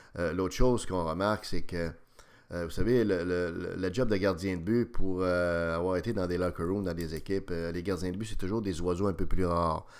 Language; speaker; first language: French; native; French